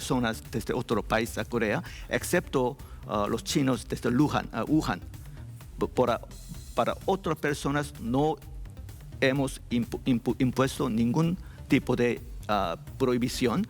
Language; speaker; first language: Spanish; non-native, learner; Korean